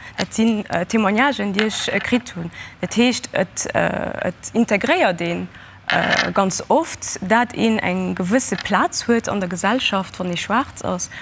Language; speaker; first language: Luxembourgish; early bilingual, other home language; Kabuverdianu